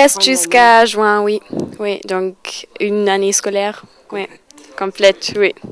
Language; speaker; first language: French; non-native, learner; German